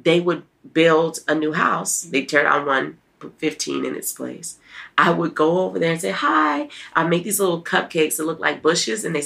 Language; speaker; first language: English; native; English